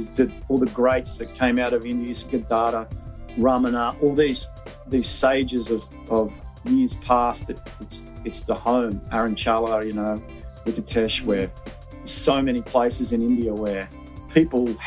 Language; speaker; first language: English; native; English